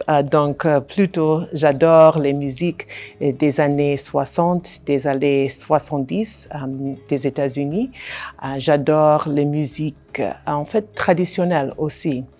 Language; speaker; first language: French; non-native, fluent; English